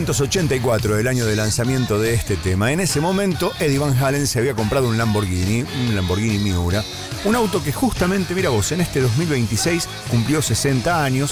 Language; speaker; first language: Spanish; native; Spanish